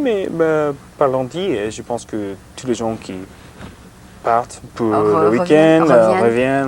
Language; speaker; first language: French; non-native, learner; English